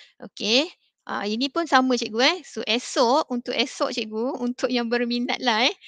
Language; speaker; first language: Malay; native; Malay